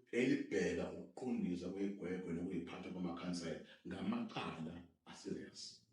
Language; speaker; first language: Zulu; native; Zulu